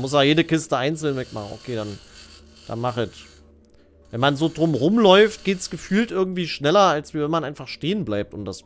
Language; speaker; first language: German; native; German